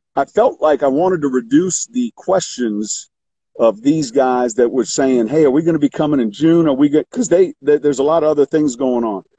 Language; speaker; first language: English; native; English